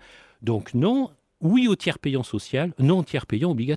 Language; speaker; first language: French; native; French